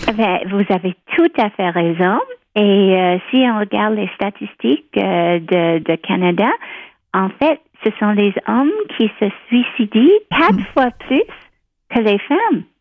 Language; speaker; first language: French; non-native, local second language; English